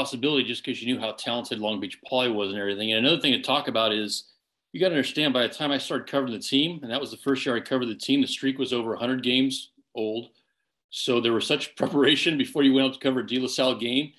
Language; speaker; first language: English; native; English